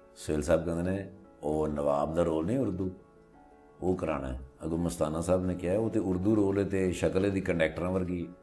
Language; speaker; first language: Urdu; non-native, local second language; Punjabi